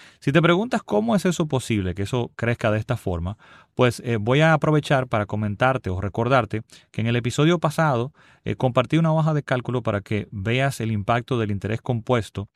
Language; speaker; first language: Spanish; native; Spanish